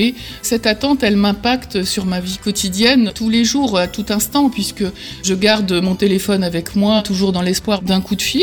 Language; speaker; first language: French; native; French